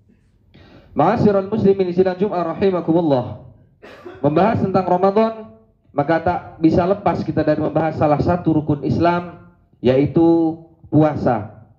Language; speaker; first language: Indonesian; native; Indonesian